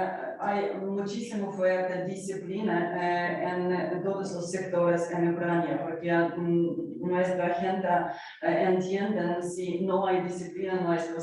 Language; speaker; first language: Spanish; non-native, learner; Ukrainian